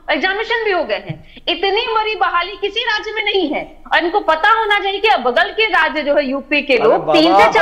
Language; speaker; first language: Hindi; native; Hindi